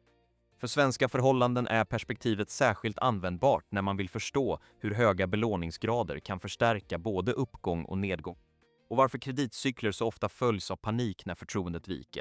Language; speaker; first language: Swedish; native; Swedish